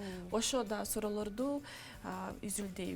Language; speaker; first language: Kyrgyz; non-native, local second language; Russian